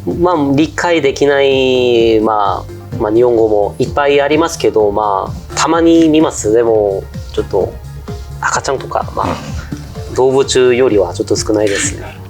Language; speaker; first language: Japanese; non-native, fluent; Korean